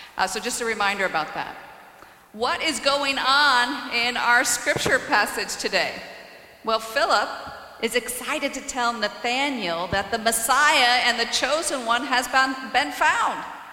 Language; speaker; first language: English; native; English